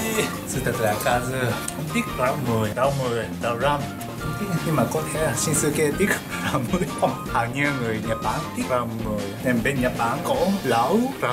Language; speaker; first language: Vietnamese; non-native, learner; Japanese